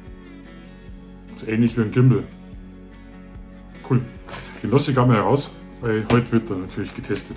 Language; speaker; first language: German; native; German